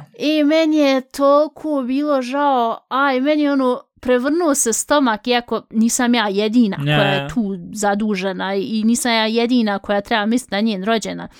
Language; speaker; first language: Bosnian; early bilingual, heritage; Bosnian